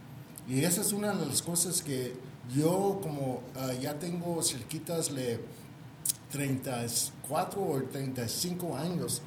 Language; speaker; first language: Spanish; early bilingual, heritage; Spanish